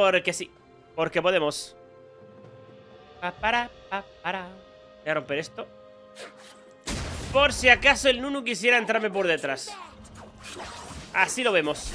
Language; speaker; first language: Spanish; native; Spanish